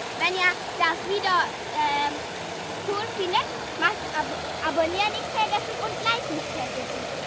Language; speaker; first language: German; early bilingual, heritage; Turkish